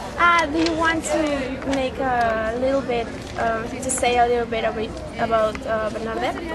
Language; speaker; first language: English; non-native, learner; Spanish